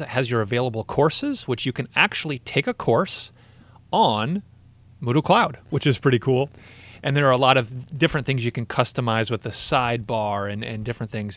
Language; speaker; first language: English; native; English